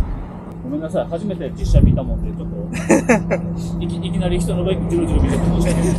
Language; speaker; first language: Japanese; native; Japanese